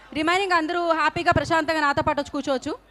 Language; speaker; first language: Telugu; native; Telugu